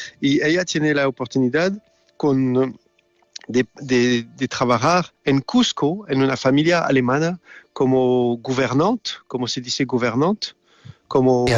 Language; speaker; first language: Spanish; non-native, learner; French